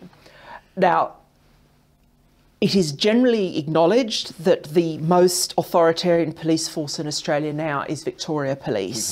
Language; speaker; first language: English; native; English